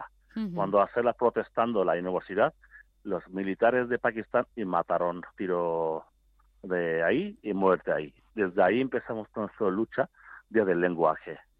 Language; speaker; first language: Spanish; non-native, learner; Bangla